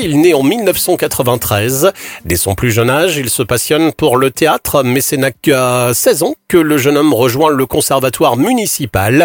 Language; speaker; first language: French; native; French